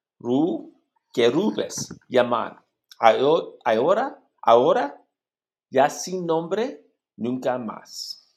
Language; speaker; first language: Spanish; non-native, learner; English